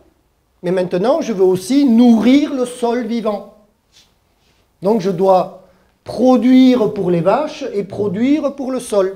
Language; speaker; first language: French; early bilingual, other home language; German